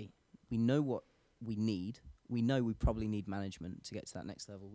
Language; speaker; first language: English; native; English